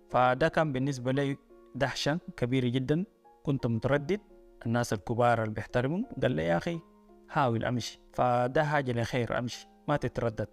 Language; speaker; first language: Arabic; native; Arabic